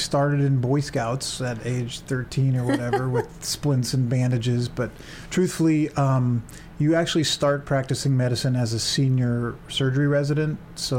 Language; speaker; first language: English; native; English